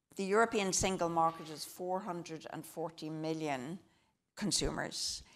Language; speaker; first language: English; native; English